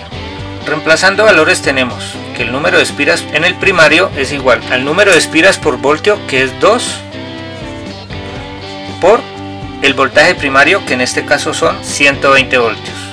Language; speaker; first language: Spanish; native; Spanish